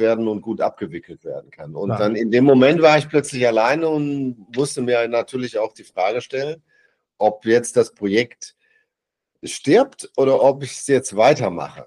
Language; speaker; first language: German; native; German